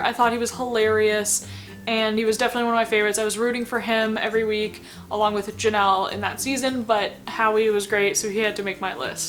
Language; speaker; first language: English; native; English